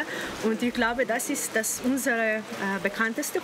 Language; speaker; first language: German; non-native, learner; Slovenian